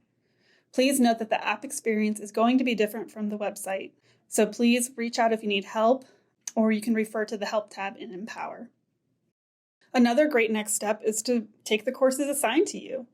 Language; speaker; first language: English; native; English